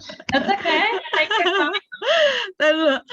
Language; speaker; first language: English; non-native, fluent; Indonesian